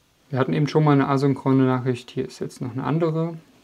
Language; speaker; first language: German; native; German